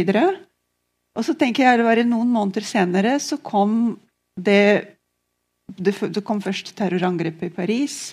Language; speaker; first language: Norwegian; non-native, fluent; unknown